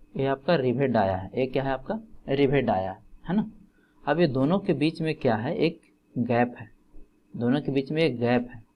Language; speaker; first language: Hindi; native; Hindi